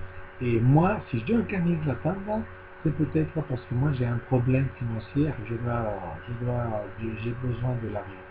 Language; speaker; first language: French; non-native, learner; Spanish